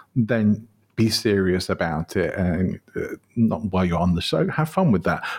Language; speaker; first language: English; native; English